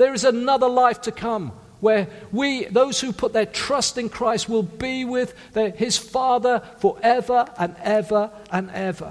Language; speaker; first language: English; native; English